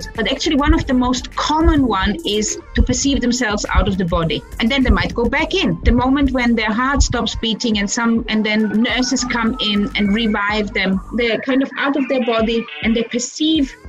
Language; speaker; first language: English; early bilingual, other home language; Croatian